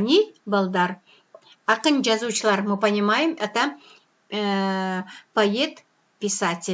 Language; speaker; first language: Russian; non-native, local second language; Kyrgyz